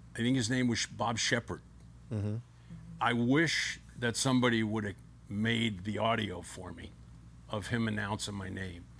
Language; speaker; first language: English; native; English